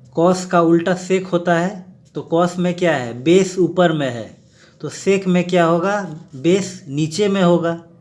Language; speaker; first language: Hindi; native; Hindi